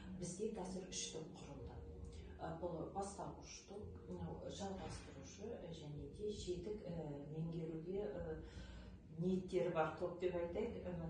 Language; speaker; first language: Kazakh; non-native, local second language; Ukrainian